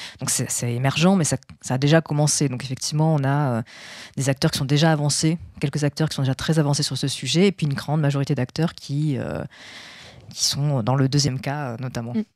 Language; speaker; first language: French; native; French